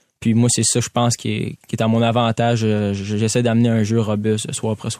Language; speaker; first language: French; native; French